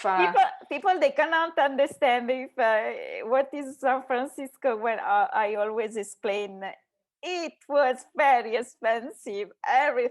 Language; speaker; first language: English; non-native, learner; Italian